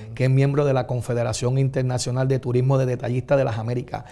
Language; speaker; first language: Spanish; native; Spanish